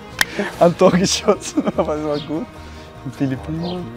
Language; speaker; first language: German; non-native, learner; Spanish